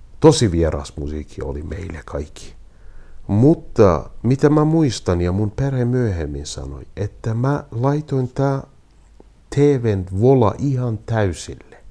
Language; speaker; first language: Finnish; non-native, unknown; Kurdish